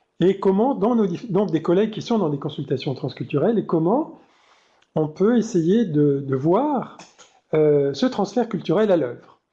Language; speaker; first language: French; native; French